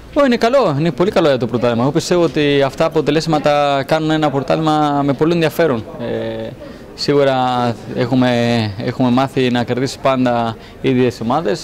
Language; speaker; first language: Greek; non-native, fluent; Spanish